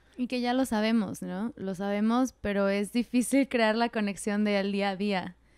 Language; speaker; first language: Spanish; native; Spanish